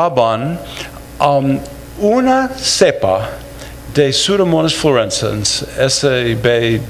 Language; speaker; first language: Spanish; non-native, fluent; English